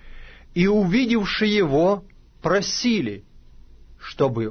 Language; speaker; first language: Russian; native; Russian